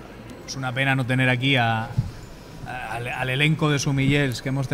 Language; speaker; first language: Spanish; native; Spanish